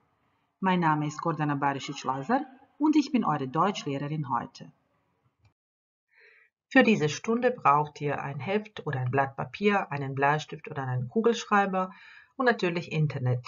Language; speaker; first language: German; non-native, fluent; Croatian